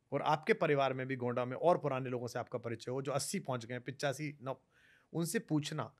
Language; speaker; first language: Hindi; native; Hindi